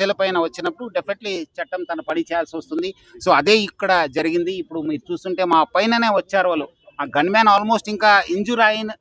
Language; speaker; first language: Telugu; non-native, fluent; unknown